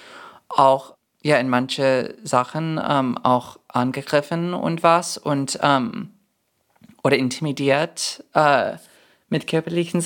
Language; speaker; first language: German; non-native, fluent; English